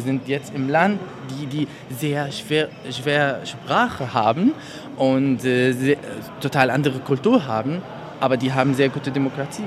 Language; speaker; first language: German; non-native, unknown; Arabic